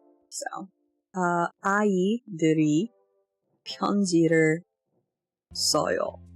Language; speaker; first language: Korean; non-native, learner; English